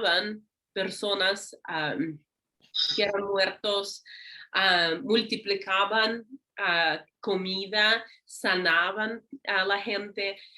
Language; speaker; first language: Spanish; non-native, learner; English